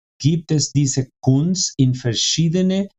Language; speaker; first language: German; non-native, fluent; Spanish